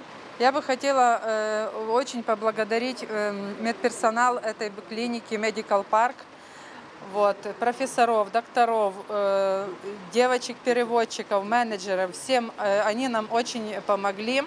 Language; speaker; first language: Russian; native; Russian